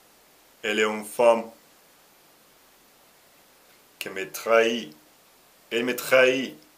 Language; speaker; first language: French; non-native, learner; Russian